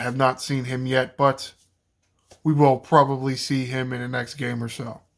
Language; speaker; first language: English; native; English